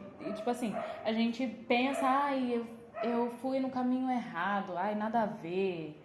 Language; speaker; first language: Portuguese; early bilingual, heritage; Portuguese